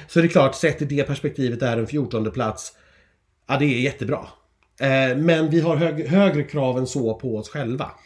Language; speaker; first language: Swedish; native; Swedish